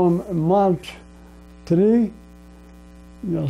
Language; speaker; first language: English; non-native, learner; Polish